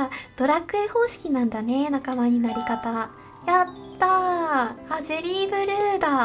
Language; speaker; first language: Japanese; native; Japanese